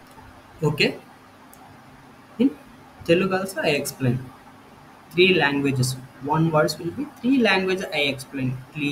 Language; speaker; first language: English; non-native, learner; Telugu